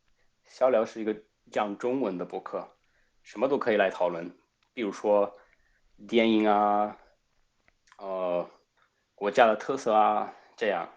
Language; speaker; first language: Chinese; non-native, fluent; Spanish